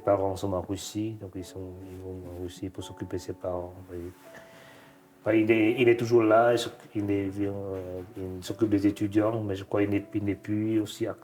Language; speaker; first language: French; non-native, fluent; Vietnamese